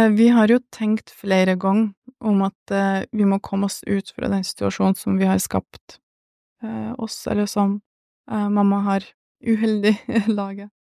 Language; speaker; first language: Norwegian; early bilingual, other home language; Russian